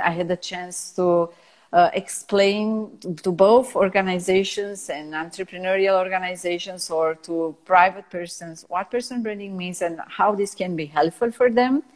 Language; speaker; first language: English; non-native, fluent; Romanian